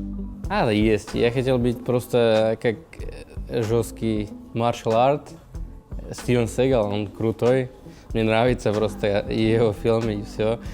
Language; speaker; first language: Russian; non-native, learner; Slovak